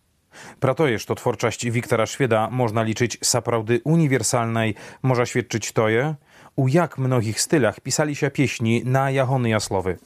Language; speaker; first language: Belarusian; native; Belarusian